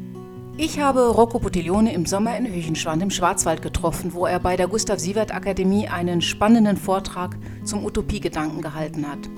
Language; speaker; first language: German; native; German